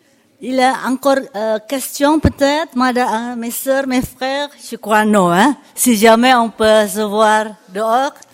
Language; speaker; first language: French; non-native, fluent; Indonesian